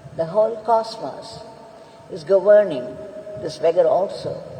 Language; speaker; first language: English; non-native, local second language; Tamil